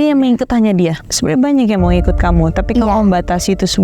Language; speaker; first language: Indonesian; native; Indonesian